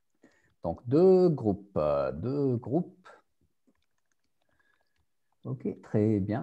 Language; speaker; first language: French; non-native, fluent; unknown